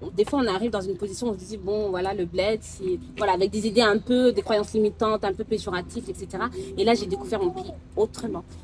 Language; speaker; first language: French; early bilingual, other home language; Soninke